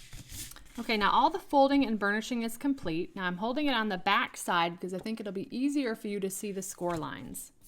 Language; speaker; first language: English; native; English